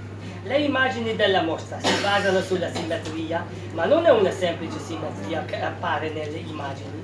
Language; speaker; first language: Italian; non-native, fluent; Hungarian